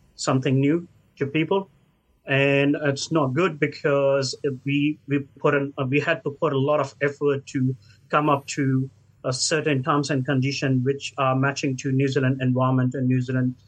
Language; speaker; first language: English; non-native, local second language; Hindi